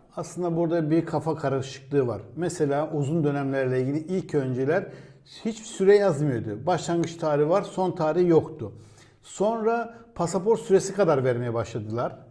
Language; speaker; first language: Turkish; native; Turkish